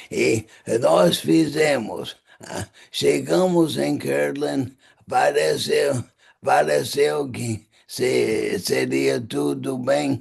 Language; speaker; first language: Portuguese; non-native, fluent; English